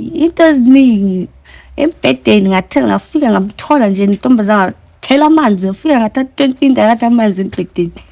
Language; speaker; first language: Zulu; native; Zulu